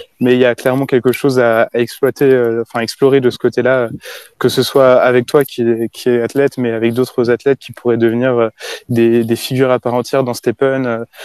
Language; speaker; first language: French; native; French